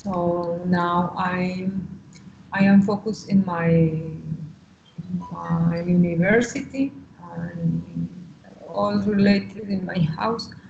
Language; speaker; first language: English; non-native, learner; Spanish